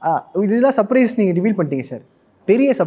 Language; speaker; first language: Tamil; native; Tamil